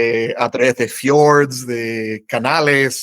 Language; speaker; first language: Spanish; non-native, fluent; English